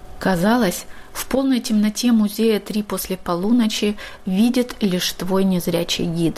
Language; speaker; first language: Russian; native; Russian